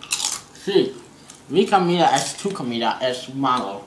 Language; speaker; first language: Spanish; non-native, learner; English